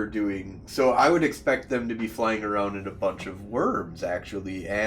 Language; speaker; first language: English; native; English